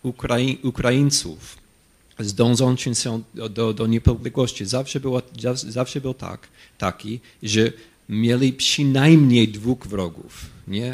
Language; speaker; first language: Polish; non-native, fluent; English